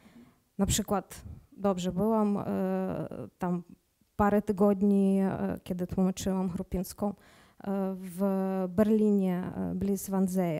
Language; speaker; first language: Polish; non-native, learner; Ukrainian